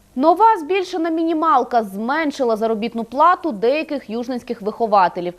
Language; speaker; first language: Ukrainian; native; Ukrainian